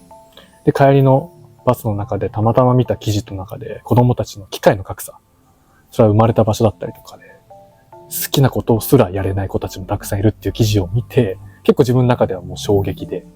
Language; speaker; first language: Japanese; native; Japanese